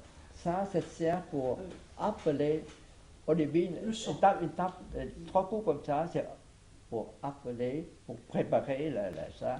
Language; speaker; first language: French; non-native, fluent; Vietnamese